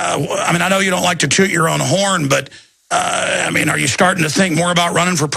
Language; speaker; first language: English; native; English